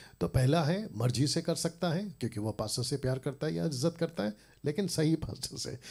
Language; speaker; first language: Hindi; native; Hindi